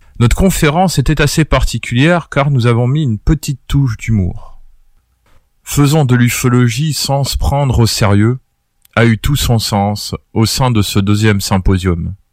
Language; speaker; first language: French; native; French